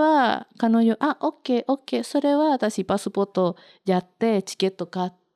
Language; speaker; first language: Japanese; non-native, learner; Spanish